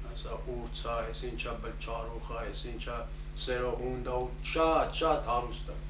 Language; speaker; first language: Armenian; early bilingual, heritage; Armenian